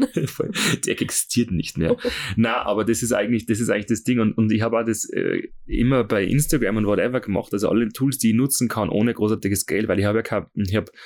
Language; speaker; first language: German; native; German